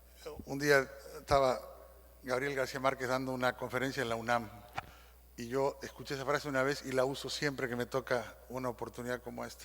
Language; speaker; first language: Spanish; native; Spanish